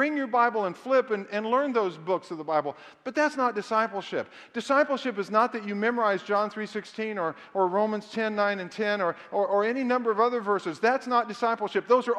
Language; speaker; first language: English; native; English